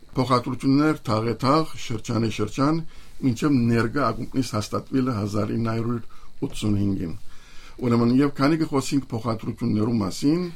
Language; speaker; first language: Armenian; native; Armenian